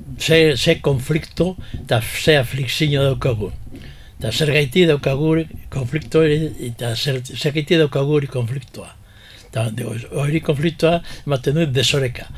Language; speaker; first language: Basque; early bilingual, heritage; Basque